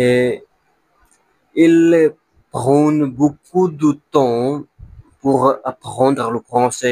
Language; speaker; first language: French; non-native, learner; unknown